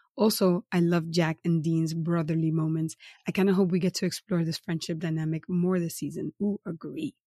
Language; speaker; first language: English; native; English